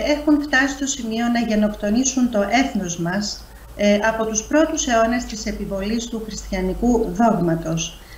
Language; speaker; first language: Greek; early bilingual, heritage; Greek